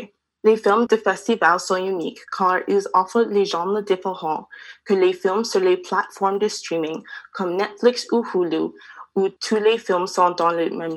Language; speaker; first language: French; non-native, learner; English